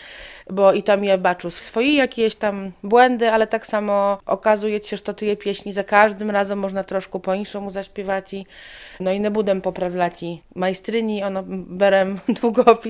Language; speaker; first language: Polish; non-native, local second language; Ukrainian